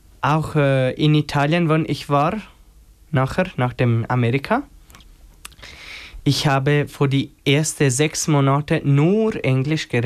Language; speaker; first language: German; non-native, learner; Albanian